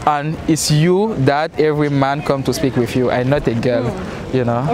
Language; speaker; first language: English; non-native, learner; French